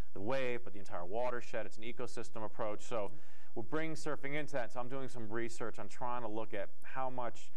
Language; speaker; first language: English; native; English